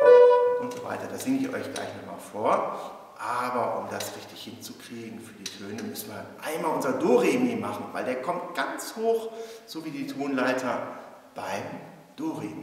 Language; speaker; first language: German; native; German